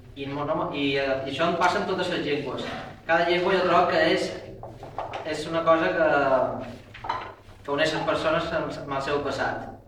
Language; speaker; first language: Catalan; native; Catalan